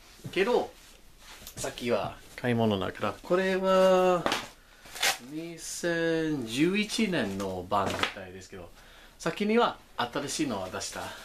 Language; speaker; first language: Japanese; non-native, learner; English